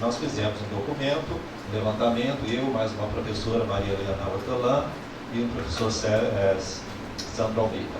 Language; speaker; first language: Portuguese; native; Portuguese